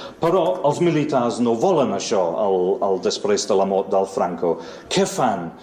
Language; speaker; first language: Catalan; non-native, fluent; English